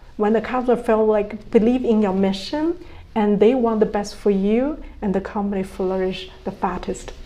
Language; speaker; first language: English; non-native, fluent; Chinese